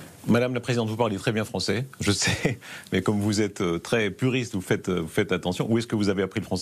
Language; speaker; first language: French; native; French